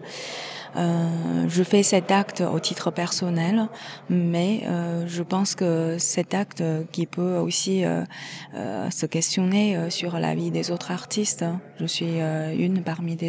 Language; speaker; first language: French; non-native, fluent; Chinese